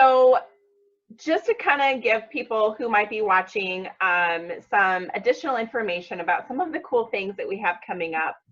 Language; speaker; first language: English; native; English